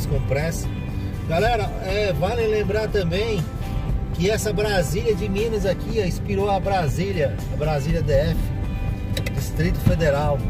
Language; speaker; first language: Portuguese; native; Portuguese